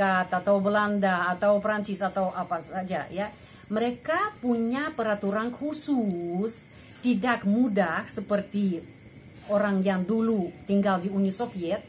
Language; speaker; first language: Indonesian; non-native, fluent; Russian